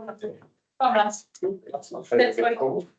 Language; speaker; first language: German; native; German